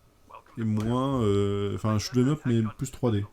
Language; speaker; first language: French; native; French